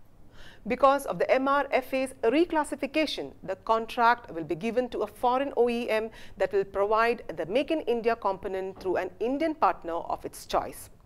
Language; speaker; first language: English; non-native, local second language; Malayalam